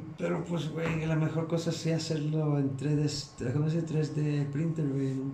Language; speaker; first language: Spanish; early bilingual, heritage; Spanish